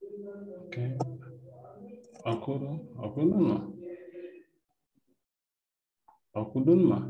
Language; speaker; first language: Turkish; non-native, learner; French